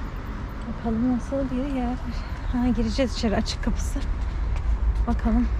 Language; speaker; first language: Turkish; native; Turkish